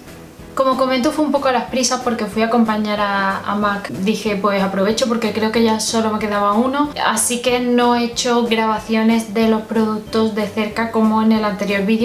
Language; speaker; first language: Spanish; native; Spanish